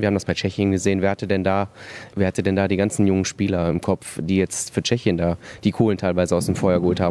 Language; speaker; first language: German; native; German